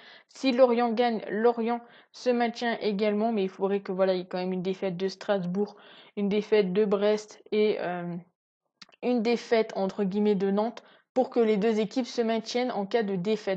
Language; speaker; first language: French; native; French